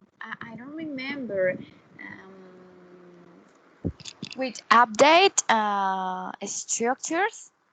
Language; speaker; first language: English; non-native, learner; Spanish